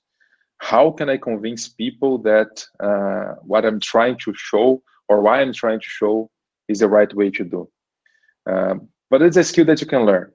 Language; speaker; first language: English; non-native, fluent; Portuguese